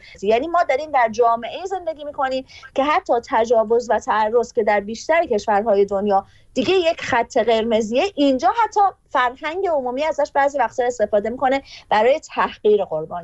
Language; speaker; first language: Persian; native; Persian